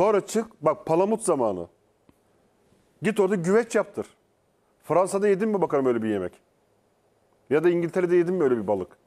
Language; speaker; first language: Turkish; native; Turkish